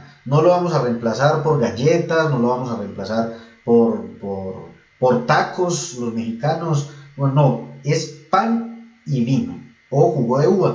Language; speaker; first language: Spanish; native; Spanish